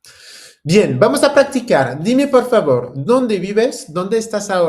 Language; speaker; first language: Spanish; non-native, fluent; French